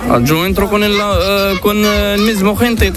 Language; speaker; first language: Spanish; non-native, learner; Arabic